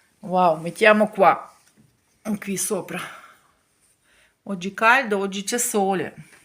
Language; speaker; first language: Italian; non-native, learner; Ukrainian